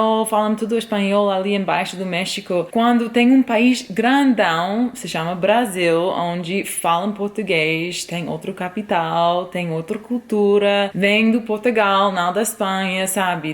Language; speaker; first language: Portuguese; non-native, fluent; English